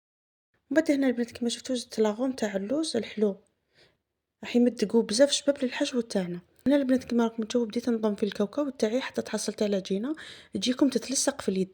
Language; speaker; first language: Arabic; native; Arabic